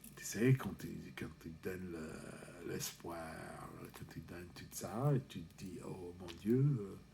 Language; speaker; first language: French; non-native, learner; English